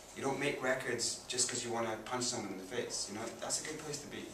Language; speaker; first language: English; native; English